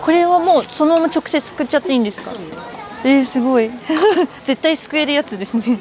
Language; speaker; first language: Japanese; native; Japanese